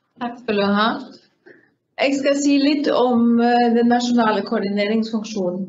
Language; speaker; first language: Norwegian; non-native, fluent; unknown